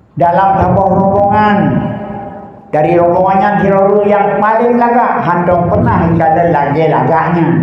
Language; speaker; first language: Malay; non-native, local second language; Achinese